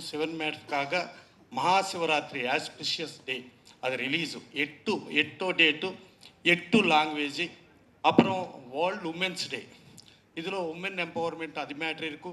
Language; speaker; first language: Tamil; non-native, learner; Telugu